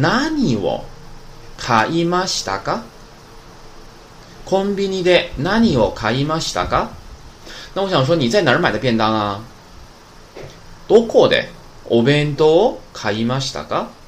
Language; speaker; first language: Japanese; non-native, fluent; Chinese